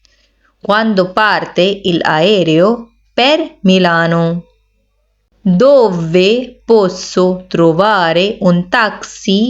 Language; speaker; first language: Italian; non-native, learner; Urdu